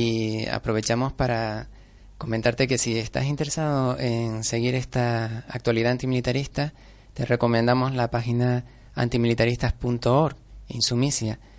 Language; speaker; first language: Spanish; native; Spanish